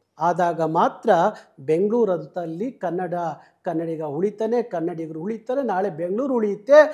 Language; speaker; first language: Kannada; native; Kannada